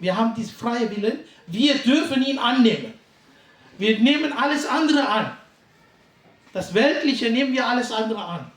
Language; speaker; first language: German; non-native, fluent; Tamil